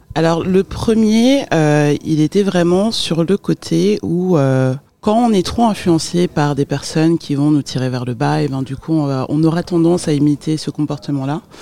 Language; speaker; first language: French; early bilingual, other home language; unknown